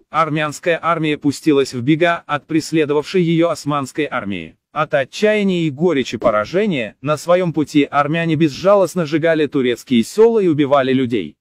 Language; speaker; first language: Russian; non-native, local second language; Azerbaijani